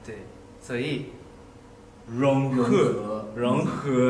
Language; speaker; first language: Chinese; non-native, learner; Japanese